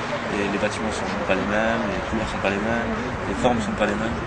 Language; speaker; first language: French; native; French